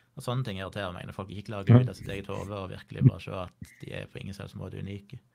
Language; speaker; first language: Norwegian; native; Norwegian